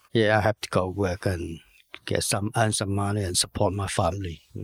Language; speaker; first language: English; non-native, learner; Vietnamese